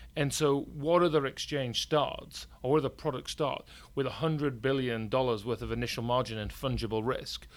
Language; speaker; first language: English; native; English